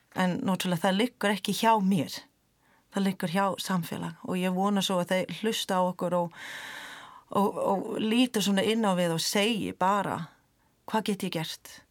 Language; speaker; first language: Icelandic; non-native, fluent; English